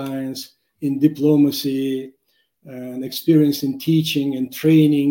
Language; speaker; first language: English; non-native, fluent; Uzbek